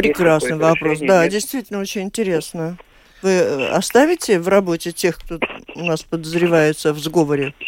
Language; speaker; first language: Russian; native; Russian